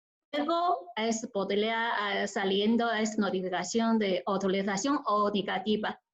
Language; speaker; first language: Spanish; non-native, learner; Chinese